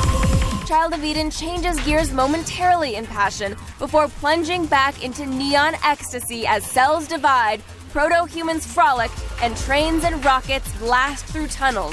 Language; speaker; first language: English; native; English